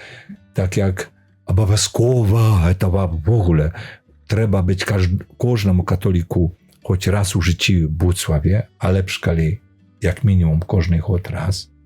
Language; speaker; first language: Polish; non-native, learner; Belarusian